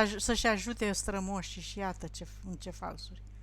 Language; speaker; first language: Romanian; native; Romanian